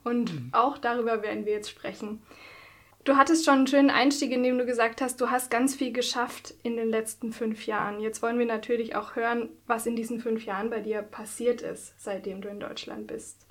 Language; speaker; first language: German; native; German